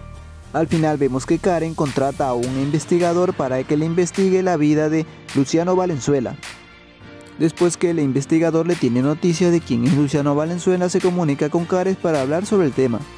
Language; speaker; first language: Spanish; native; Spanish